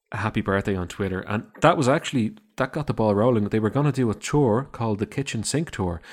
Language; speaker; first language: English; native; English